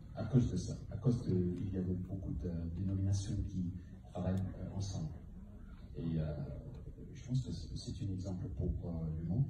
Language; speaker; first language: French; non-native, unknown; English